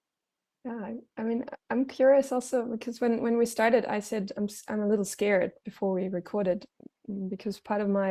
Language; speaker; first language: English; non-native, fluent; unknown